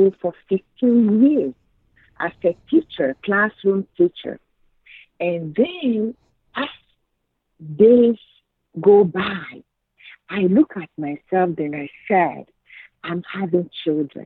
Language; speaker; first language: English; non-native, fluent; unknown